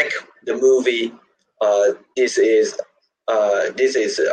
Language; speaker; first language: English; non-native, learner; Chinese